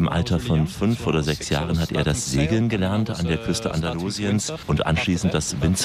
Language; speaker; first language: German; native; German